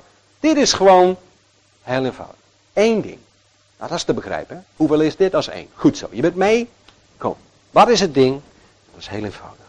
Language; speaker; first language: Dutch; native; Dutch